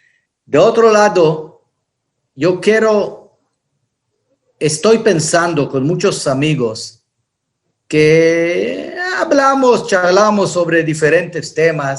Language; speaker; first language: Spanish; non-native, fluent; Hebrew